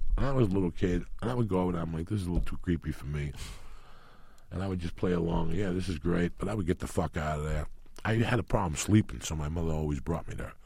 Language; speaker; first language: English; early bilingual, other home language; Spanish